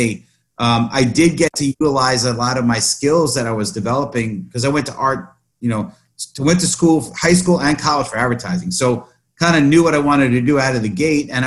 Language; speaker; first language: English; native; English